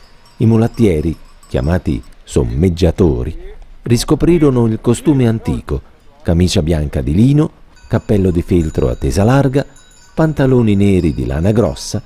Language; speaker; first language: Italian; native; Italian